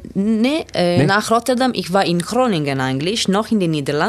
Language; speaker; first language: German; non-native, learner; Italian